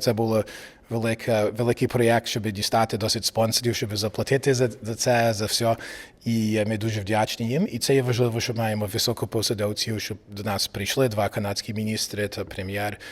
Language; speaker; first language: Ukrainian; early bilingual, heritage; English